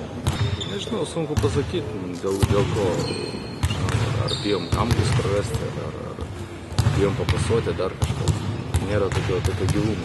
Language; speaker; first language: Lithuanian; native; Lithuanian